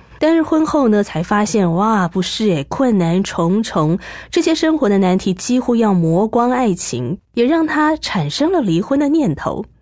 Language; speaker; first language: Chinese; native; Chinese